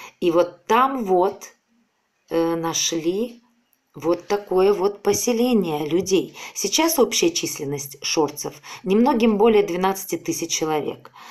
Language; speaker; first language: Russian; native; Russian